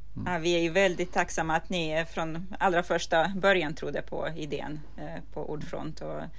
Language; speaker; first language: Swedish; non-native, fluent; Ukrainian